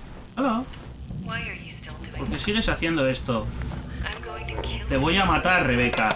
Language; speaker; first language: Spanish; native; Spanish